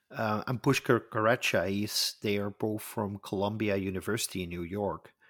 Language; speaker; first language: English; non-native, fluent; Dutch